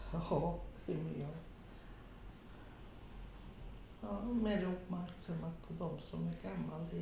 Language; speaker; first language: Swedish; non-native, fluent; Portuguese